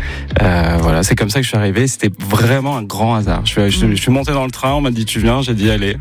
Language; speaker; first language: French; native; French